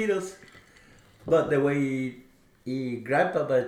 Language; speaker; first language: English; non-native, fluent; Spanish